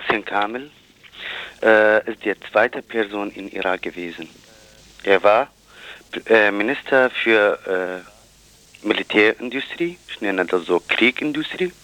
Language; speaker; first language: German; non-native, fluent; Kurdish